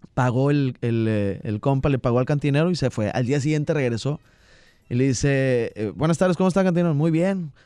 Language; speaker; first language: Spanish; native; Spanish